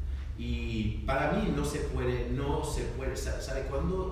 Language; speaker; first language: Spanish; non-native, learner; French